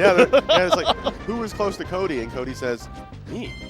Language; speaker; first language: English; native; English